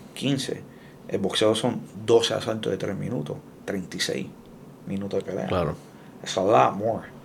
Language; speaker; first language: Spanish; early bilingual, heritage; Spanish